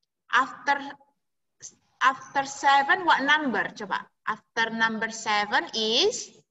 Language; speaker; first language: English; non-native, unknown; Indonesian